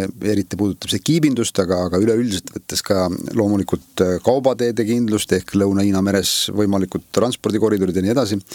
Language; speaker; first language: Estonian; native; Estonian